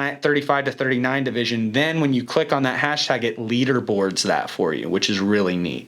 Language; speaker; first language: English; native; English